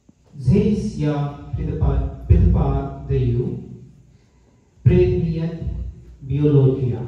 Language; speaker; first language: Russian; non-native, learner; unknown